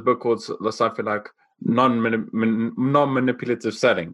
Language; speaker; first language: English; non-native, local second language; Afrikaans